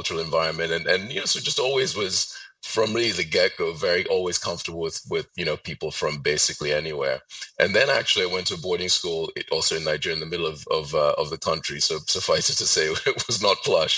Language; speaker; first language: English; non-native, local second language; Yoruba